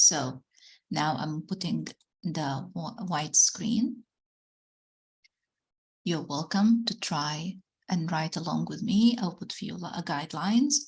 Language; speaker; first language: English; non-native, fluent; Arabic